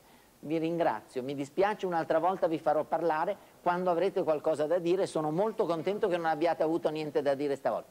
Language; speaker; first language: Italian; native; Italian